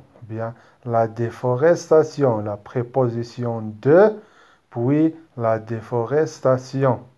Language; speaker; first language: French; non-native, local second language; Arabic